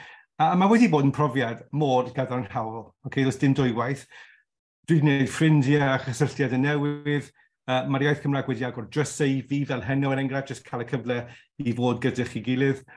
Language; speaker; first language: Welsh; non-native, local second language; English